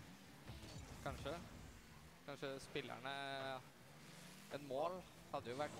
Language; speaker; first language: Norwegian; native; Norwegian